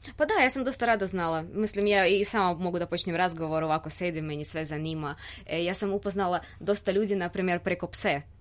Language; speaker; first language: Serbian; non-native, fluent; Russian